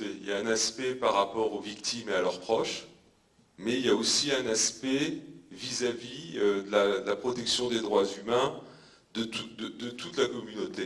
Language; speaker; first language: French; native; French